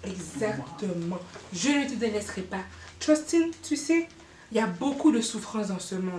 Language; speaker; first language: French; native; French